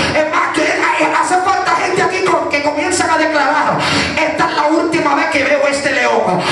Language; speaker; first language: Spanish; native; Spanish